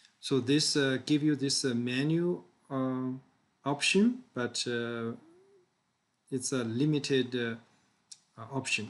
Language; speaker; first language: English; non-native, fluent; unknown